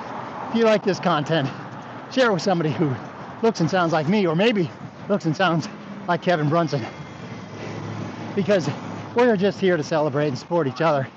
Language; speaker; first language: English; native; English